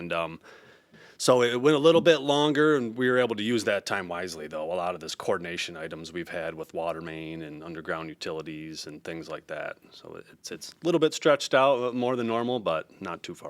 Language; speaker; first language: English; native; English